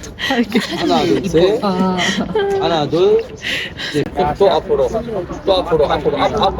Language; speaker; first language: Korean; non-native, learner; Arabic